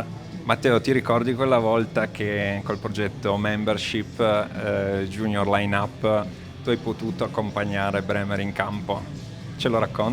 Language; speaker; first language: Italian; native; Italian